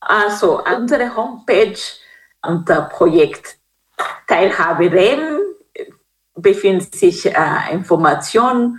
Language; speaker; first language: German; non-native, fluent; Kinyarwanda